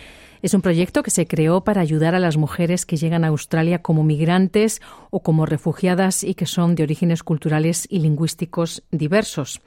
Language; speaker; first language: Spanish; native; Spanish